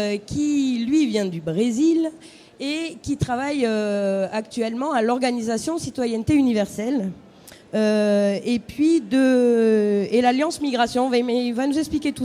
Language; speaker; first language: French; native; French